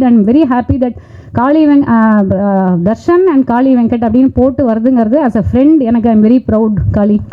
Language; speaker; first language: Tamil; native; Tamil